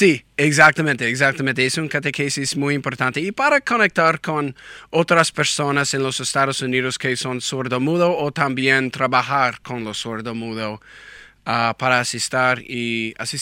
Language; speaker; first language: Spanish; non-native, learner; English